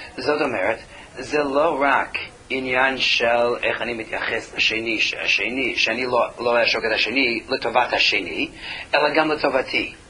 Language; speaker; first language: Hebrew; non-native, fluent; English